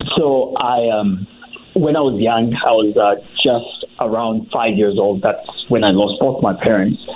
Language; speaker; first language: English; early bilingual, other home language; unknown